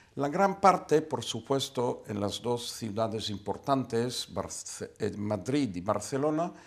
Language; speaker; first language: Spanish; non-native, fluent; Hebrew